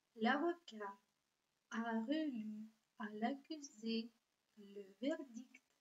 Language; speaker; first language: French; non-native, fluent; Russian